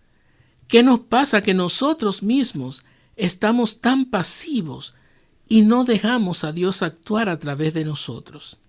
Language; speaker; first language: Spanish; native; Spanish